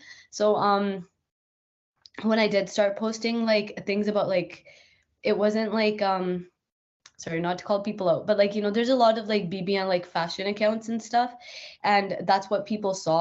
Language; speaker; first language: English; native; English